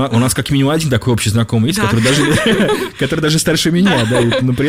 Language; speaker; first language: Russian; native; Russian